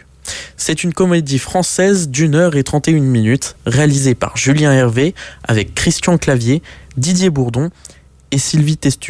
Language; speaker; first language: French; native; French